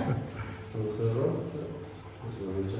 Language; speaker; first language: Italian; native; Italian